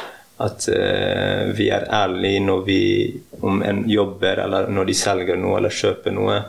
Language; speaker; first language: Norwegian; early bilingual, heritage; Norwegian